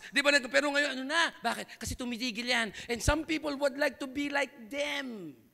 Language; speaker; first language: Filipino; native; Filipino